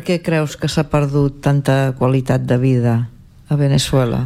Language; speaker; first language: Catalan; native; Catalan